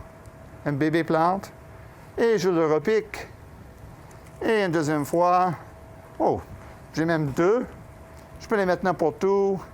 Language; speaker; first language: French; native; French